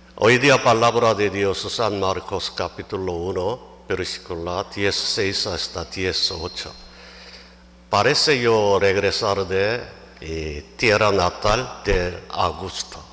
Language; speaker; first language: Spanish; non-native, learner; Korean